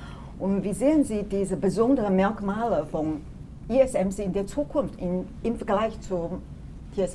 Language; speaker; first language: German; non-native, fluent; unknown